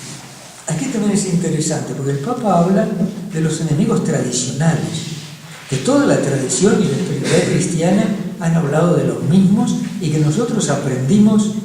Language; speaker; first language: Spanish; native; Spanish